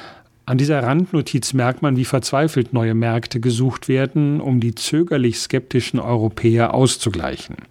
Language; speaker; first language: German; native; German